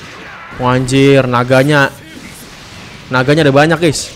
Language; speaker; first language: Indonesian; native; Indonesian